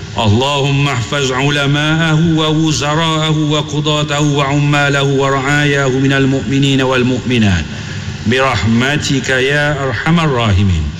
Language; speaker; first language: Arabic; non-native, fluent; Malay